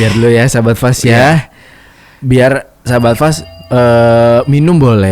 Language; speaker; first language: Indonesian; native; Indonesian